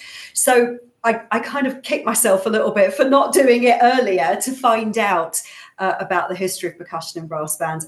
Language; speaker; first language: English; native; English